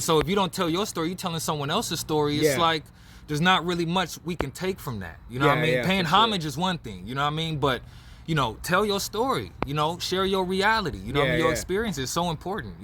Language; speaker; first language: English; native; English